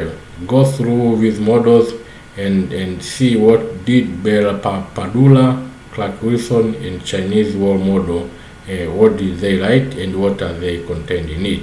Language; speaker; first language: English; non-native, local second language; Swahili